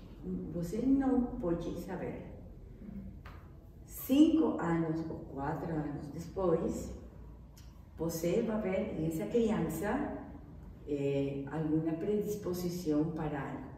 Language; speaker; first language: Portuguese; non-native, fluent; Spanish